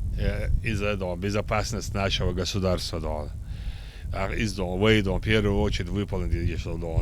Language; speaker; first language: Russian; non-native, local second language; Chechen